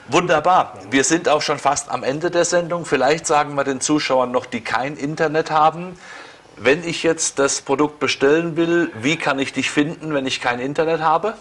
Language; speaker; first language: German; native; German